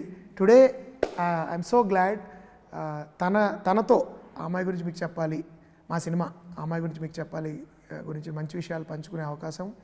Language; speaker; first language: Telugu; native; Telugu